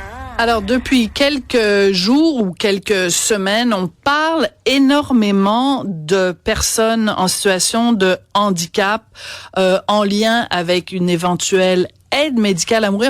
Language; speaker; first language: French; native; French